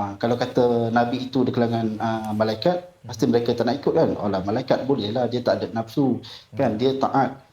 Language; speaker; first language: Malay; non-native, local second language; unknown